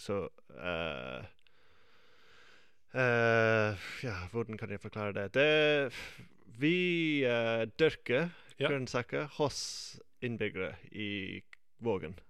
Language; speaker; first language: Norwegian; non-native, fluent; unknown